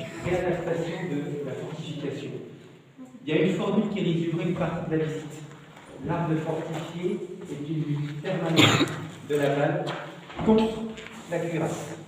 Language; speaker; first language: French; native; French